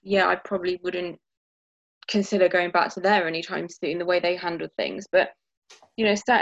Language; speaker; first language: English; native; English